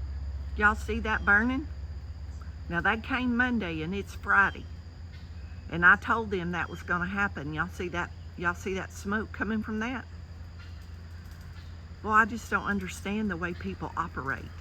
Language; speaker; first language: English; native; English